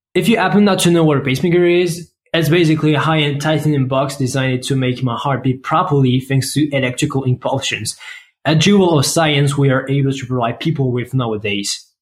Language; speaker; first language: English; non-native, fluent; French